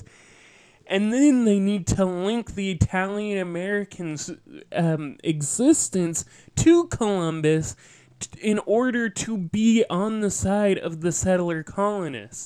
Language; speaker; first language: English; native; English